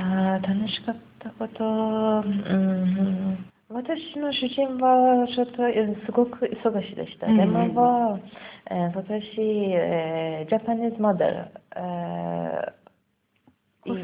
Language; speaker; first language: Japanese; non-native, learner; Persian